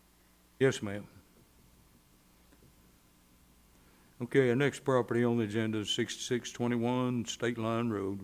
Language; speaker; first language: English; native; English